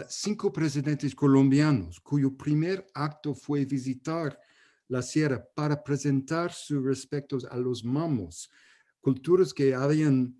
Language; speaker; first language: Spanish; non-native, fluent; English